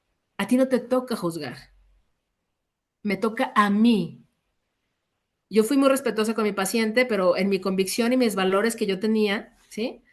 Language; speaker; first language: Spanish; native; Spanish